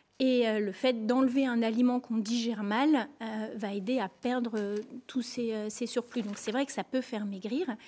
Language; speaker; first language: French; native; French